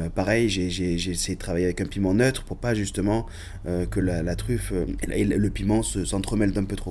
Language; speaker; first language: French; early bilingual, other home language; Arabic